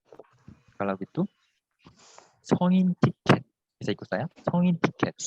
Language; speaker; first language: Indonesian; non-native, fluent; Korean